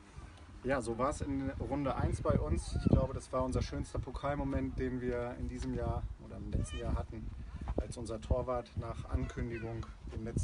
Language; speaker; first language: German; native; German